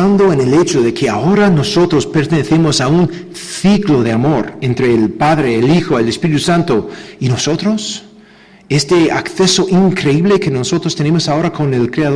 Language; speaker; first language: Spanish; non-native, fluent; English